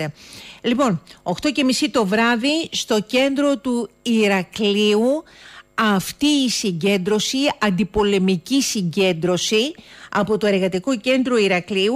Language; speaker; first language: Greek; native; Greek